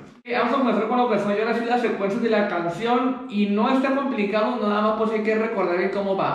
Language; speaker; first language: Spanish; native; Spanish